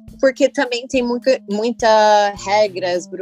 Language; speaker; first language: Portuguese; early bilingual, heritage; English